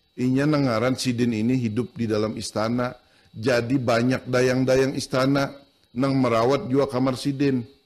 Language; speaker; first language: Indonesian; non-native, local second language; Banjar